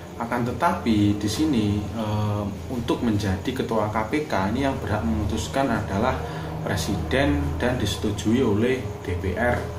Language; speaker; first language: Indonesian; non-native, local second language; Javanese